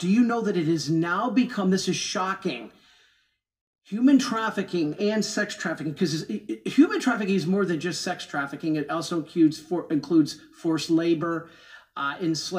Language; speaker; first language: English; native; English